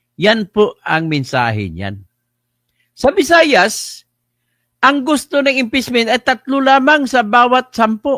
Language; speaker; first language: Filipino; non-native, local second language; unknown